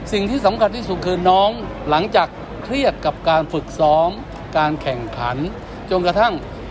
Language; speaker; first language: Thai; native; Thai